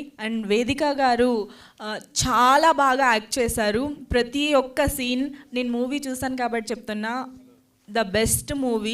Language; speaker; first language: Telugu; non-native, fluent; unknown